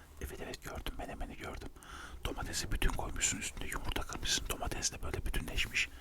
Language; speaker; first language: Turkish; native; Turkish